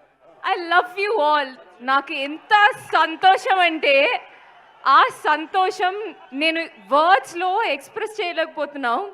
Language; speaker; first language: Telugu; non-native, learner; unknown